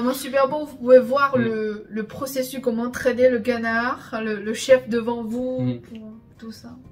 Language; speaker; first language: French; non-native, fluent; Chinese